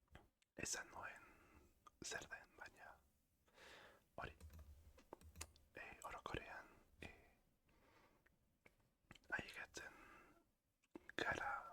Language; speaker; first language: Basque; non-native, learner; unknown